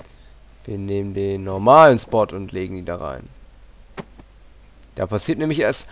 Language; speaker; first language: German; native; German